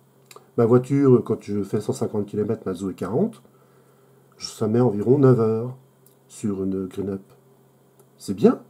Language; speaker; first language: French; native; French